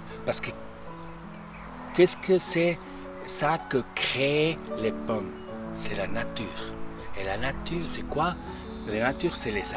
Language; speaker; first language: French; non-native, local second language; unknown